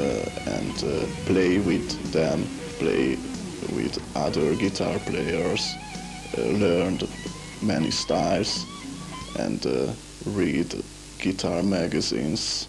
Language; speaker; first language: English; non-native, learner; Hungarian